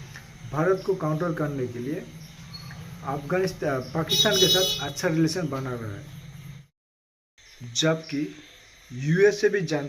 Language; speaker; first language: Hindi; non-native, local second language; Odia